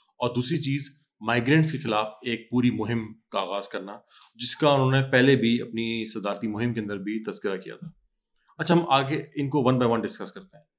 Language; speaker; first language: Urdu; native; Urdu